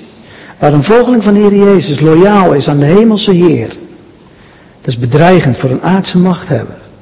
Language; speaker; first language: Dutch; native; Dutch